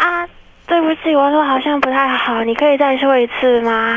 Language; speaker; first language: Chinese; non-native, fluent; Ukrainian